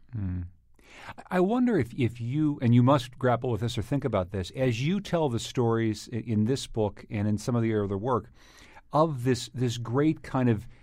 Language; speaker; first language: English; native; English